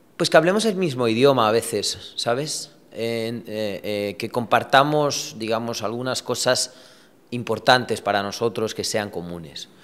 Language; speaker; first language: Spanish; early bilingual, other home language; Romanian